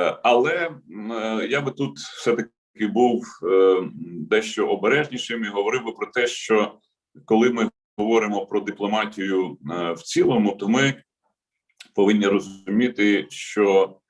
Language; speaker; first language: Ukrainian; native; Ukrainian